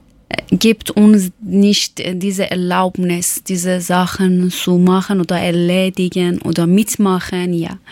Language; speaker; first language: German; non-native, learner; Persian